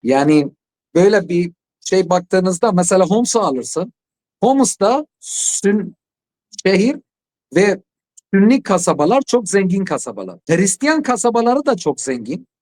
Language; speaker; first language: Turkish; non-native, fluent; Arabic